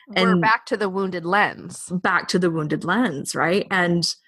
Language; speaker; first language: English; native; English